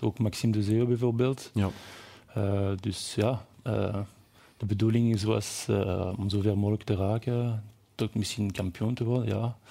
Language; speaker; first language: Dutch; non-native, local second language; French